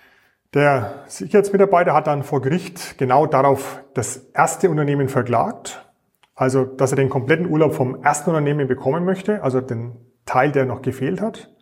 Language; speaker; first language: German; native; German